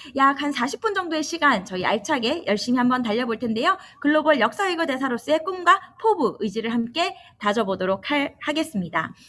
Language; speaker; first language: Korean; native; Korean